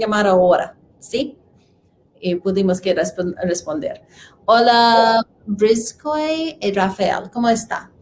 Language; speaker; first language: Spanish; non-native, learner; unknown